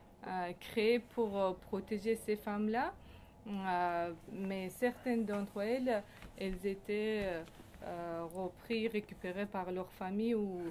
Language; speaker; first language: French; non-native, fluent; Persian